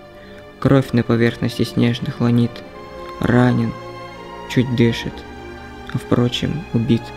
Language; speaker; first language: Russian; native; Russian